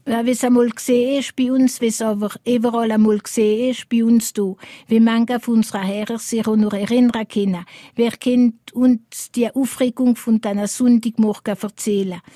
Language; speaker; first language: German; non-native, local second language; Swiss German